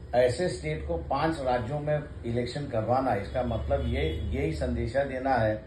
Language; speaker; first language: Hindi; non-native, local second language; Marathi